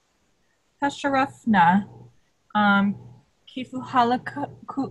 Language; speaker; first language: Arabic; non-native, learner; English